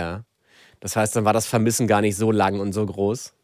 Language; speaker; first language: German; native; German